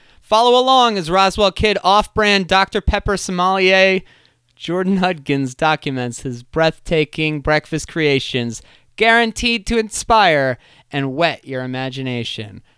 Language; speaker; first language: English; native; English